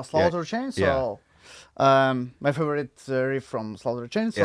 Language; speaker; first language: English; non-native, learner; Russian